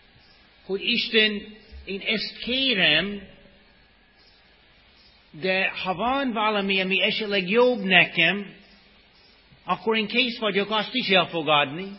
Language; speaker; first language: Hungarian; non-native, fluent; English